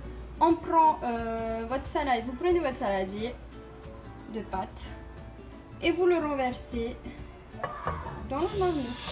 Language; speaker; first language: French; native; French